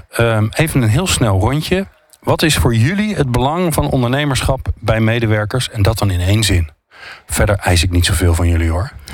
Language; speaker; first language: Dutch; native; Dutch